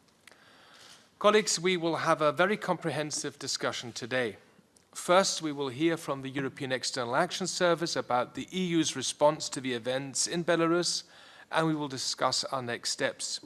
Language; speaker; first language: English; non-native, fluent; German